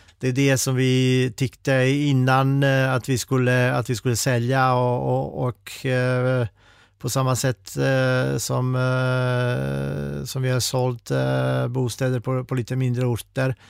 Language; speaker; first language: Swedish; non-native, fluent; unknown